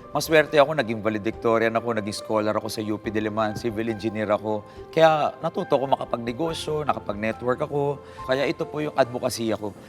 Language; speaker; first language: Filipino; native; Filipino